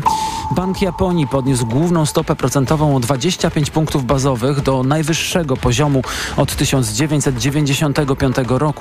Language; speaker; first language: Polish; native; Polish